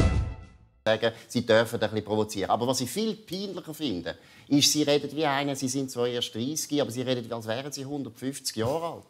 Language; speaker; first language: German; native; German